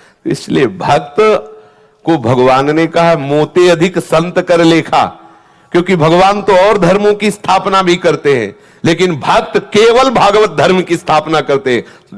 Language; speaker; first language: Hindi; native; Hindi